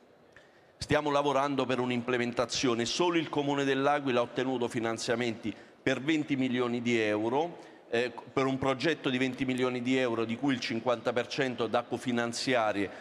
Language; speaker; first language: Italian; native; Italian